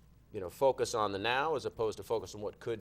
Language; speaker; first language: English; native; English